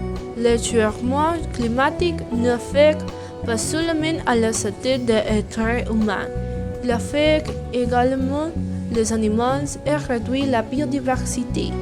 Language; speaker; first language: French; non-native, learner; Spanish